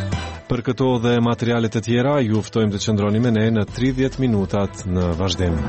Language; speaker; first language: Albanian; native; Albanian